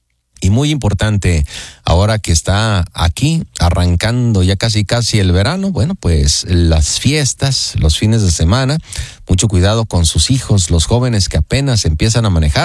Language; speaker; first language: Spanish; native; Spanish